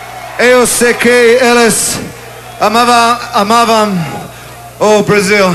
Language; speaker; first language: Portuguese; non-native, learner; English